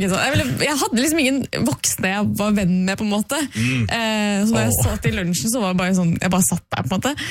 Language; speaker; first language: Norwegian; native; Norwegian